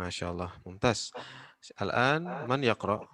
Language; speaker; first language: Arabic; non-native, fluent; Indonesian